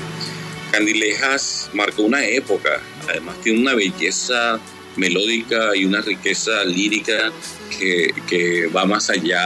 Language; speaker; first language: Spanish; native; Spanish